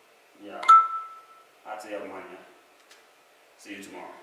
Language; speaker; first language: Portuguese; non-native, learner; English